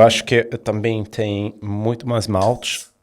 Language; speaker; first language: Portuguese; non-native, fluent; Swedish